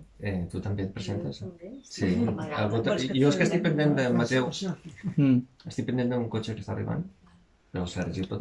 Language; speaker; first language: Catalan; native; Catalan